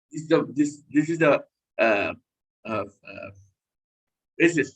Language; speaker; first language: English; non-native, local second language; Hindi